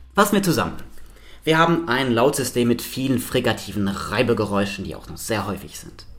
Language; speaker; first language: German; non-native, local second language; Luxembourgish